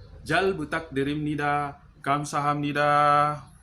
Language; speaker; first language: Korean; non-native, learner; Indonesian